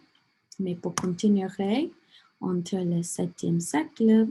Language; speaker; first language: French; non-native, learner; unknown